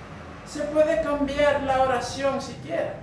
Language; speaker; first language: Spanish; non-native, learner; Haitian Creole